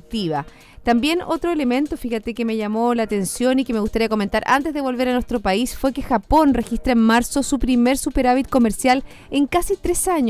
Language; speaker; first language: Spanish; native; Spanish